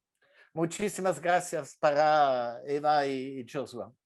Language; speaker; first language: Spanish; non-native, fluent; French